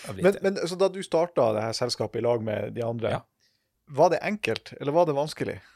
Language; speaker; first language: Norwegian; native; Norwegian